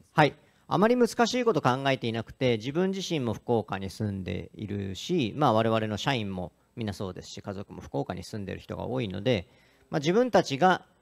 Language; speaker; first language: Japanese; native; Japanese